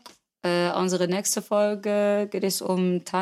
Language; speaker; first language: German; non-native, learner; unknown